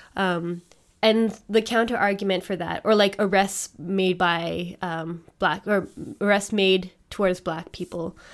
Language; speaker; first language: English; native; English